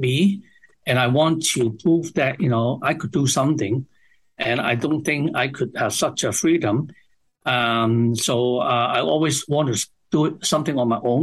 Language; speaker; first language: English; non-native, local second language; Cantonese